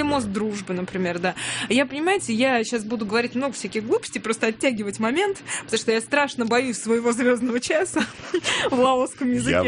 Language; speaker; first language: Russian; native; Russian